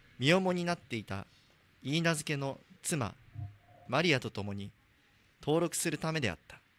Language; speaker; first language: Japanese; native; Japanese